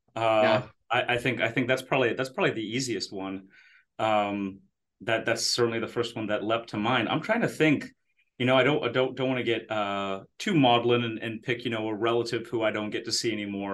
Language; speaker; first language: English; native; English